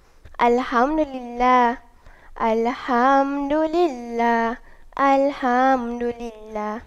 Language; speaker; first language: Arabic; non-native, learner; Malay